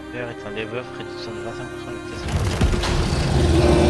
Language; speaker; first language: French; native; French